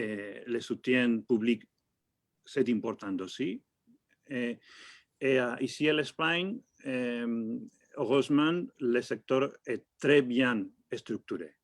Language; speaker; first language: French; non-native, fluent; Spanish